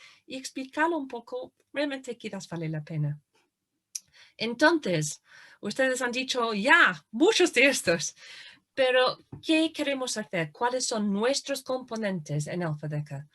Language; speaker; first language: Spanish; non-native, fluent; English